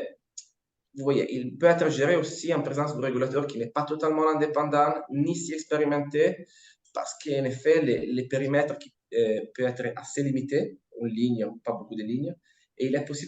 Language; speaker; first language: French; non-native, fluent; Italian